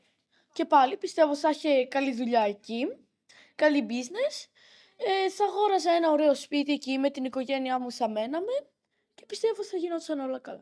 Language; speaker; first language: Greek; early bilingual, other home language; Armenian